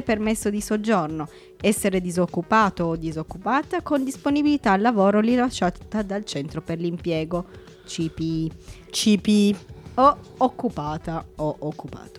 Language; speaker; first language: Italian; native; Italian